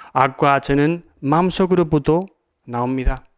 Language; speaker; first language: Korean; non-native, fluent; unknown